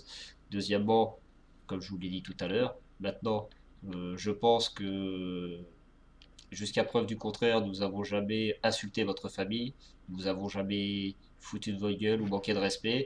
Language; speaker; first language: French; native; French